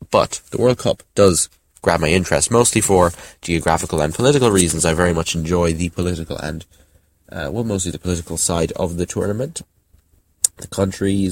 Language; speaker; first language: English; native; English